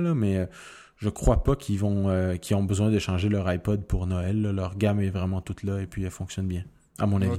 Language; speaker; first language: French; native; French